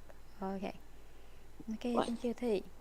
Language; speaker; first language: English; non-native, fluent; Vietnamese